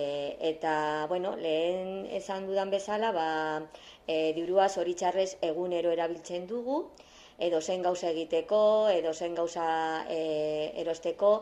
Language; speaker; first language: Basque; non-native, learner; Spanish